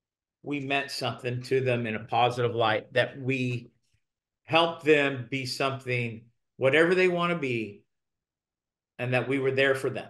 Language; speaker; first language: English; native; English